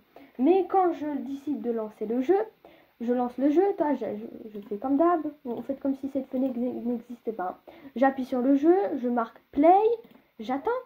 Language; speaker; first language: French; native; French